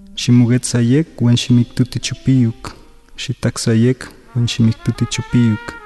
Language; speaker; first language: Spanish; native; Spanish